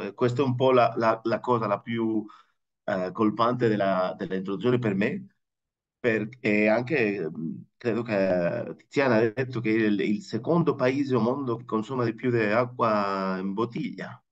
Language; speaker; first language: Italian; non-native, fluent; Spanish